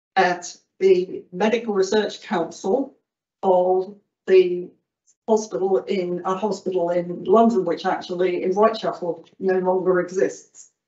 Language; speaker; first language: English; native; English